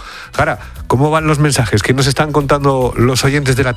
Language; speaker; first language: Spanish; native; Spanish